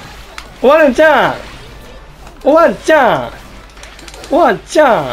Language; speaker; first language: Japanese; native; Japanese